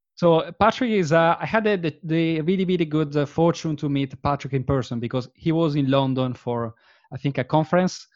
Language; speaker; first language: English; non-native, fluent; Italian